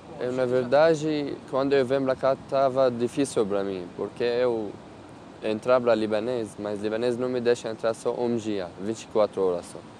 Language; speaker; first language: Portuguese; non-native, learner; Arabic